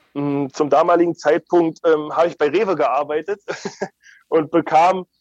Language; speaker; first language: German; native; German